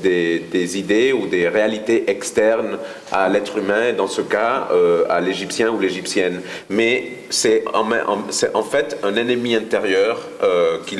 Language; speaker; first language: French; non-native, fluent; Spanish